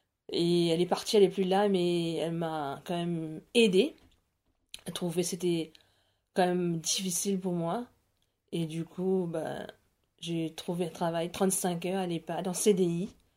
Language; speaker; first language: French; non-native, local second language; Morisyen